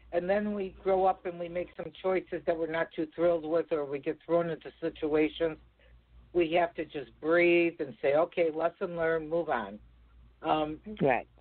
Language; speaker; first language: English; native; English